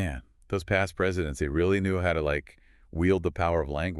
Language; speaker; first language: English; native; English